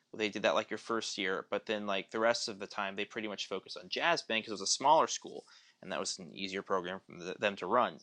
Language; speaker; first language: English; native; English